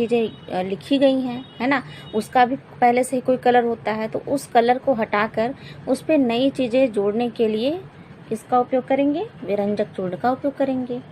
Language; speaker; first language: Hindi; native; Hindi